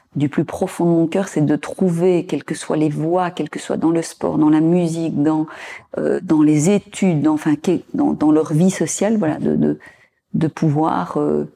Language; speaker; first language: French; native; French